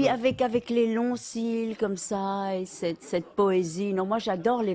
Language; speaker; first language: French; native; French